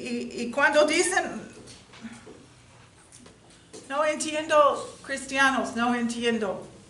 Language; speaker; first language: Spanish; non-native, learner; English